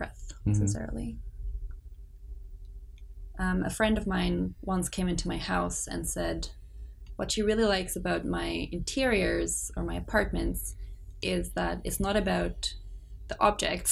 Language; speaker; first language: English; non-native, local second language; Afrikaans